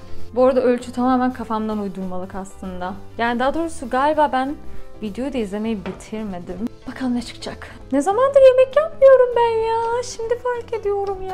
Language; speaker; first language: Turkish; native; Turkish